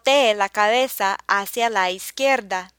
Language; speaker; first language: Spanish; non-native, fluent; English